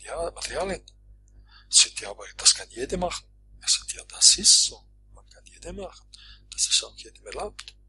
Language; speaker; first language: German; non-native, fluent; Croatian